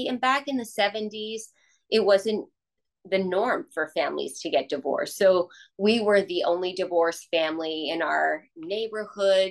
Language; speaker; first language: English; native; English